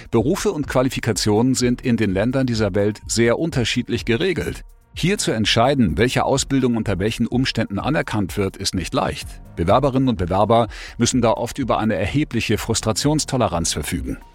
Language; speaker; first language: German; native; German